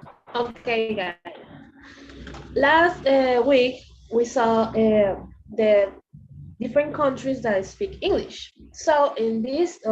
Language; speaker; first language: English; non-native, fluent; Spanish